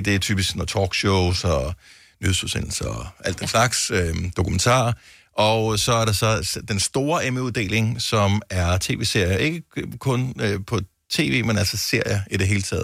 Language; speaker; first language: Danish; native; Danish